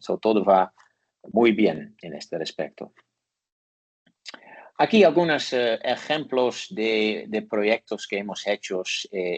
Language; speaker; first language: Spanish; non-native, learner; Dutch